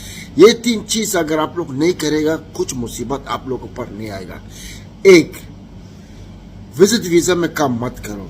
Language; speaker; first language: Hindi; non-native, learner; Arabic